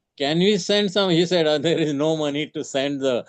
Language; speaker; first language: English; non-native, local second language; Marathi